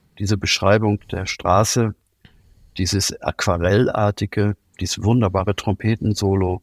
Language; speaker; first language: German; native; German